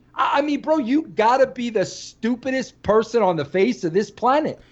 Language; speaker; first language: English; native; English